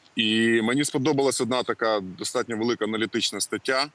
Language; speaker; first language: Ukrainian; native; Ukrainian